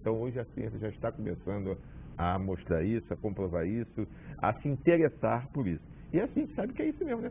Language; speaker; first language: Portuguese; native; Portuguese